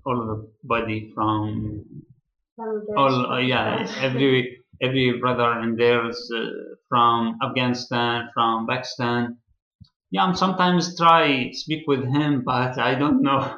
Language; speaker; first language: English; non-native, learner; Arabic